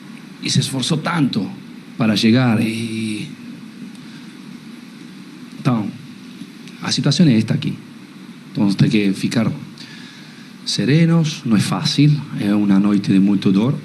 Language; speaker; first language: Portuguese; non-native, learner; Spanish